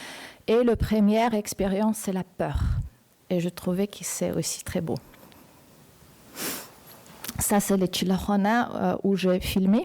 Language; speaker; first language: French; non-native, fluent; Uzbek